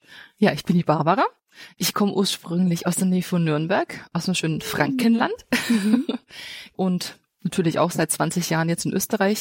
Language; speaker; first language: German; native; German